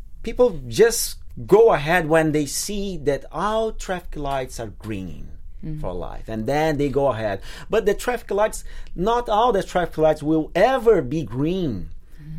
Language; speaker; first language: English; non-native, fluent; Portuguese